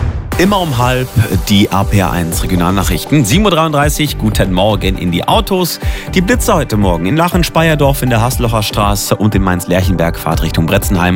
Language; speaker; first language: German; native; German